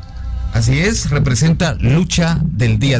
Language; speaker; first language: Spanish; native; Spanish